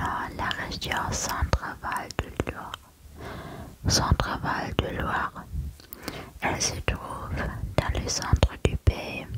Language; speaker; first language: French; non-native, learner; German